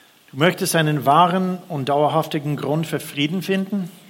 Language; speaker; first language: German; non-native, fluent; English